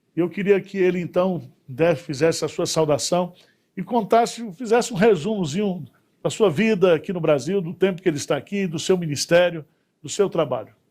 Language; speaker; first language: Portuguese; native; Portuguese